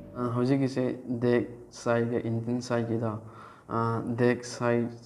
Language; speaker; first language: Manipuri; non-native, local second language; Rongmei Naga